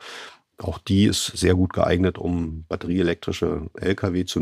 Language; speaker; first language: German; native; German